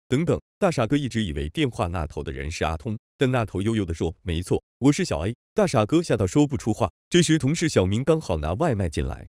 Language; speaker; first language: Chinese; native; Chinese